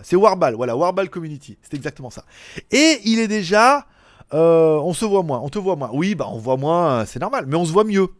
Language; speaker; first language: French; native; French